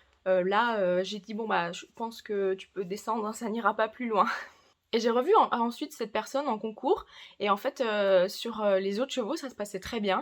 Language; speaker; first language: French; native; French